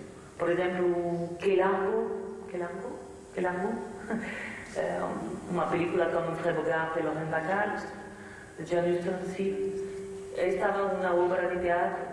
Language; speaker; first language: Portuguese; non-native, learner; French